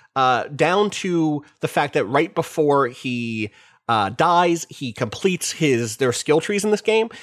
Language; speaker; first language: English; native; English